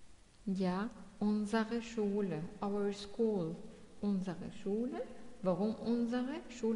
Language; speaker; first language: German; non-native, fluent; Arabic